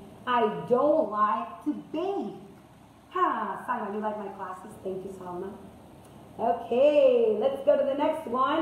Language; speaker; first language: English; non-native, fluent; Spanish